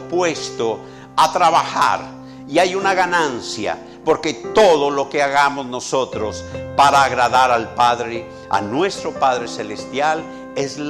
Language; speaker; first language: Spanish; native; Spanish